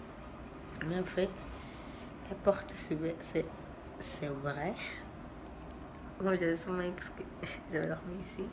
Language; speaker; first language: French; non-native, learner; Spanish